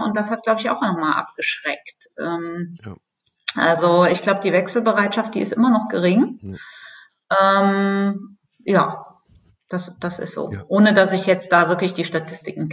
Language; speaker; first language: German; native; German